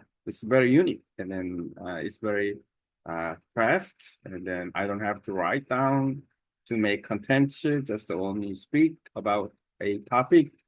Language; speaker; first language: English; non-native, learner; Korean